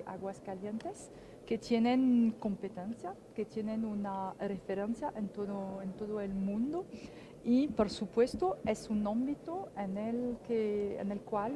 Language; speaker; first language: Spanish; non-native, fluent; French